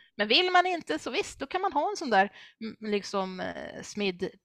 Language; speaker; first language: Swedish; early bilingual, other home language; English